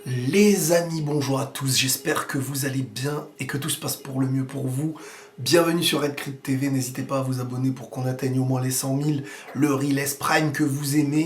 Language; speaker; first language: French; native; French